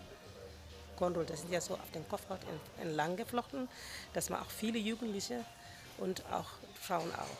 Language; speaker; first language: German; non-native, fluent; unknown